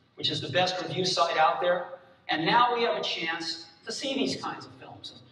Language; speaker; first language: English; native; English